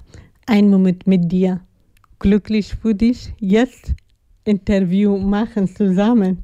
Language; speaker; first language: German; non-native, learner; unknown